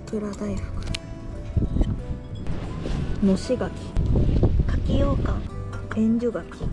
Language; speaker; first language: Japanese; native; Japanese